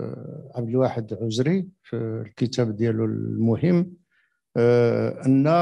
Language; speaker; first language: Arabic; native; Arabic